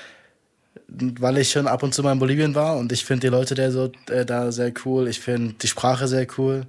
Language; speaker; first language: German; native; German